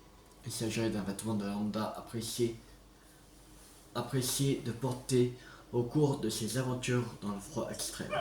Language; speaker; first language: French; native; French